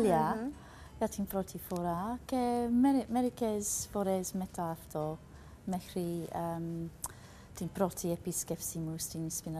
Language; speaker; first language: Greek; non-native, learner; English